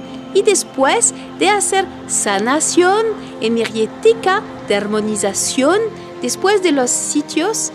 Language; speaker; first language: Spanish; non-native, learner; French